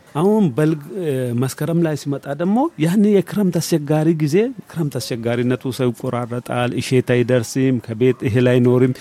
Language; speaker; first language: Amharic; non-native, local second language; Oromo